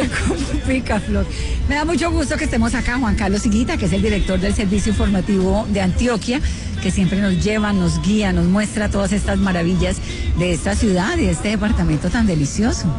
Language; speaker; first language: Spanish; native; Spanish